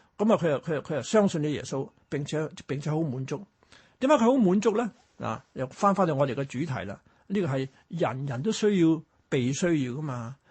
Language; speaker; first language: Cantonese; early bilingual, other home language; Chinese